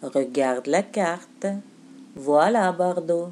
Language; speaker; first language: French; non-native, fluent; Russian